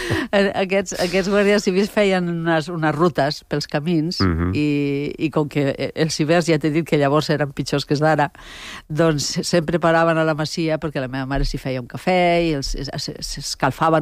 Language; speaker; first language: Catalan; non-native, local second language; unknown